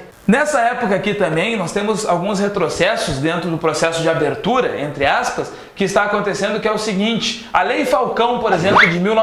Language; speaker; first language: Portuguese; native; Portuguese